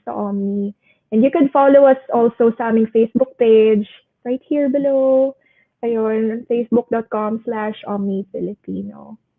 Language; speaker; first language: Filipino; native; Filipino